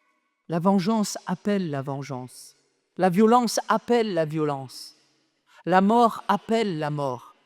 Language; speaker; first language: French; native; French